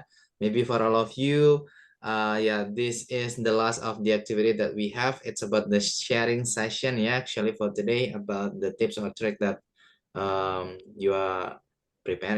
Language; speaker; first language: English; non-native, fluent; Indonesian